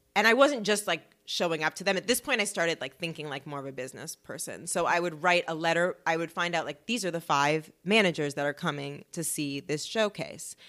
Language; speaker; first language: English; native; English